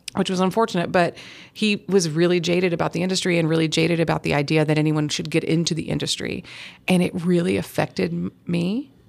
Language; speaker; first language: English; native; English